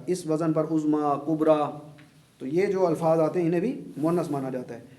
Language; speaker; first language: Urdu; native; Urdu